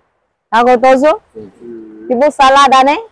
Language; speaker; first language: Portuguese; non-native, learner; Vietnamese